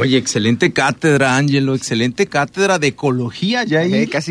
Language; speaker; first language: Spanish; native; Spanish